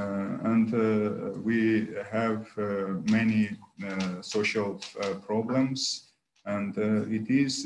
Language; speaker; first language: English; non-native, learner; Armenian